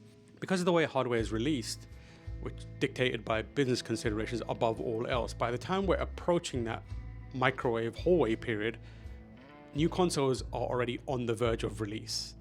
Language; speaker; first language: English; native; English